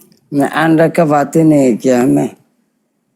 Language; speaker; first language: Hindi; non-native, learner; Bangla